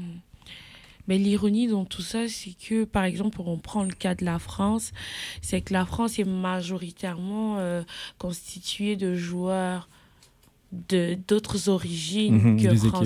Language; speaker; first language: French; native; French